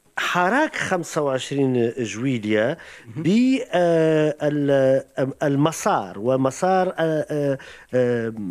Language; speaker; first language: Arabic; native; Arabic